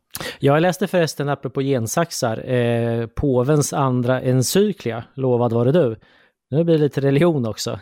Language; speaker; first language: Swedish; native; Swedish